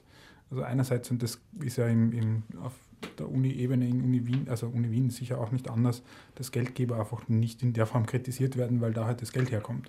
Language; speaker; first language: German; native; German